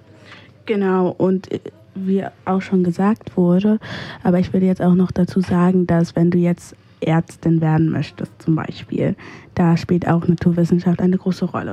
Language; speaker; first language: German; early bilingual, other home language; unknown